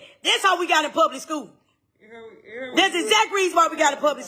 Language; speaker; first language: English; native; English